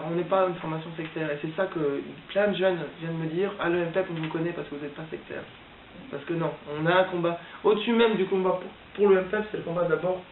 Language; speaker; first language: French; native; French